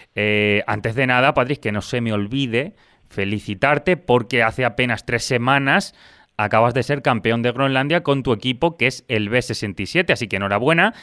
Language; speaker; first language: Spanish; native; Spanish